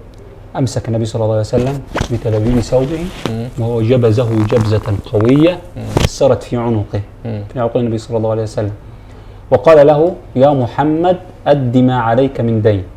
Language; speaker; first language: Arabic; native; Arabic